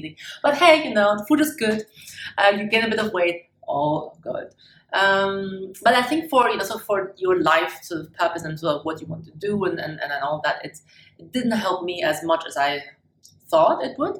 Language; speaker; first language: English; non-native, fluent; German